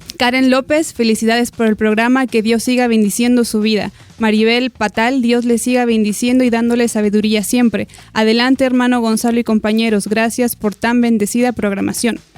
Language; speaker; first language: Spanish; native; Spanish